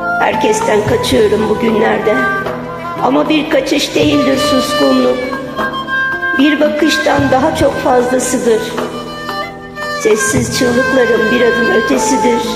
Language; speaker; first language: Turkish; native; Turkish